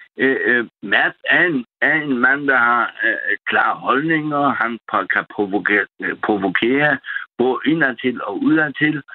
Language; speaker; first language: Danish; non-native, local second language; German